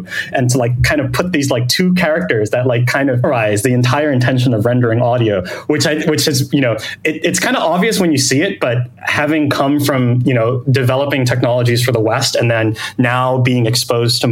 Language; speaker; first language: English; non-native, fluent; Thai